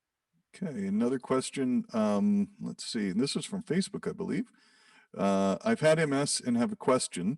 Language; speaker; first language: English; native; English